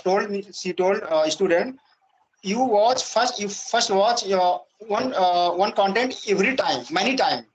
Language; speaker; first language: English; non-native, learner; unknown